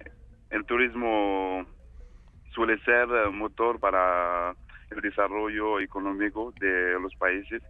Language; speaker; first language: Spanish; non-native, fluent; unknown